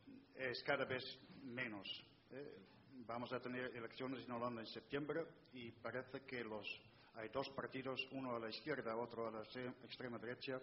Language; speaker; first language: Spanish; non-native, fluent; Dutch